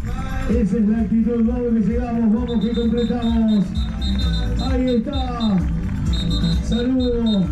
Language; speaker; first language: Spanish; native; Spanish